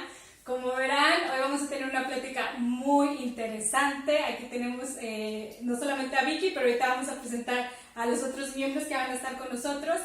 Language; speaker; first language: Spanish; native; Spanish